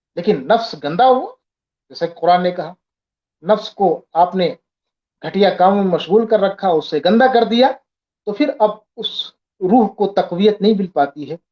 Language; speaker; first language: Urdu; native; Urdu